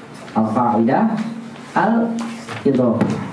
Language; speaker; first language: Arabic; non-native, fluent; Indonesian